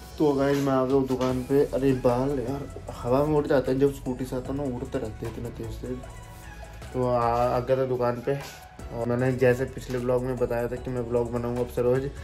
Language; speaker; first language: Hindi; non-native, local second language; Bangla